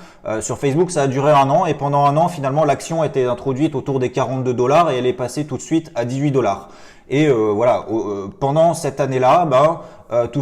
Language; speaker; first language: French; native; French